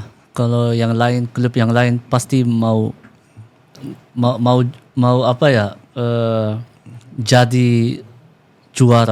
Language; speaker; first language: Indonesian; early bilingual, heritage; Dutch